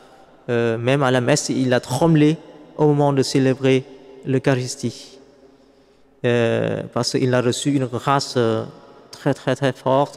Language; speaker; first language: French; non-native, fluent; Vietnamese